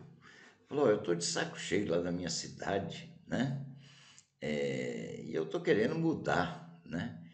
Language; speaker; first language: Portuguese; native; Portuguese